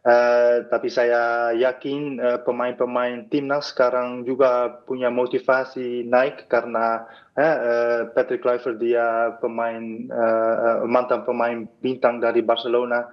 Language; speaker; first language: Indonesian; non-native, fluent; Dutch